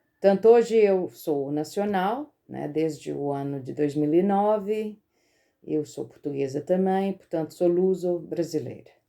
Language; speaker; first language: Portuguese; native; Portuguese